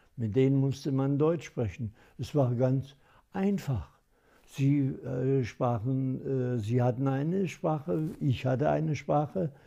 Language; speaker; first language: German; non-native, local second language; Upper Sorbian